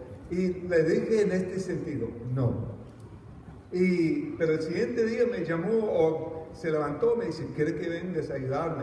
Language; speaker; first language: Spanish; non-native, fluent; English